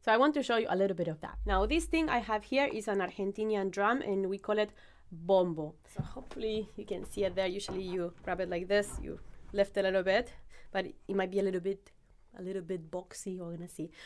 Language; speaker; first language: English; non-native, fluent; Spanish